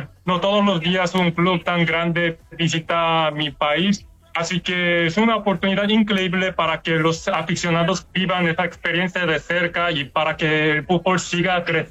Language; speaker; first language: Spanish; non-native, fluent; Korean